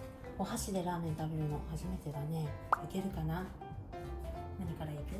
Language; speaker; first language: Japanese; native; Japanese